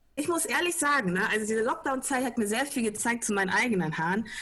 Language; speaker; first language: German; native; German